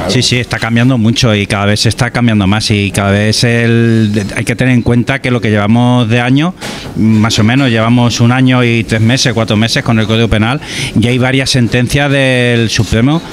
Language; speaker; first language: Spanish; native; Spanish